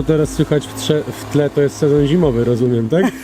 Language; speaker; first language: Polish; native; Polish